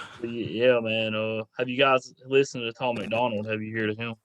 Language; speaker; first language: English; native; English